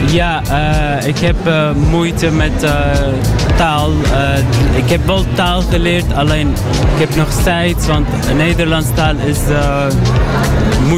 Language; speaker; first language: Dutch; non-native, learner; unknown